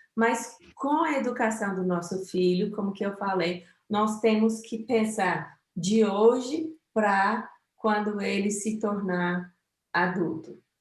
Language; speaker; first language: Portuguese; non-native, fluent; English